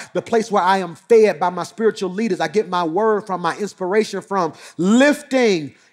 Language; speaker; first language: English; native; English